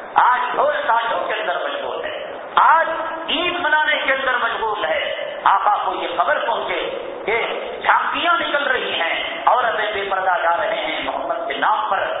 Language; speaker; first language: Urdu; native; Urdu